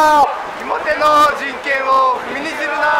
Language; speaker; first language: Japanese; native; Japanese